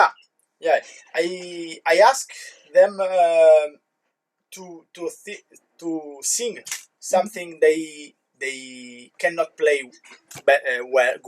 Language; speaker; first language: English; non-native, learner; Italian